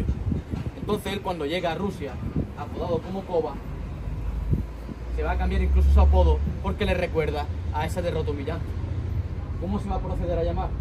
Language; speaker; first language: Spanish; native; Spanish